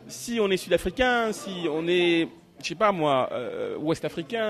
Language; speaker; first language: French; non-native, local second language; Lingala